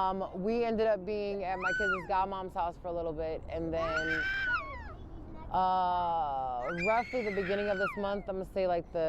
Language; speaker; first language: English; native; English